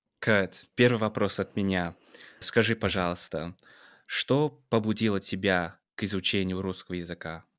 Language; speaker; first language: Russian; non-native, fluent; English